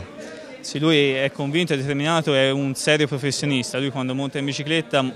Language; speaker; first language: Italian; native; Italian